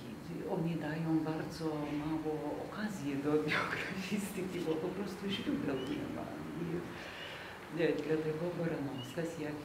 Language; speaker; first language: Polish; non-native, fluent; Lithuanian